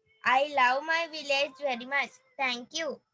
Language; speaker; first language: English; non-native, learner; Sinhala